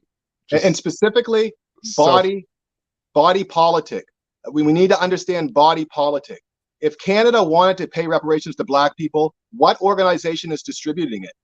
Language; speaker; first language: English; native; English